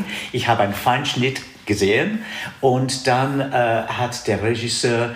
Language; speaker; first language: German; non-native, fluent; English